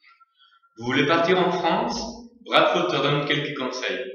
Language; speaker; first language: French; non-native, fluent; Spanish